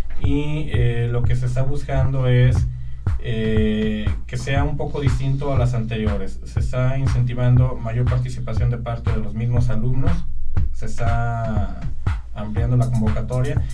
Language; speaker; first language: Spanish; native; Spanish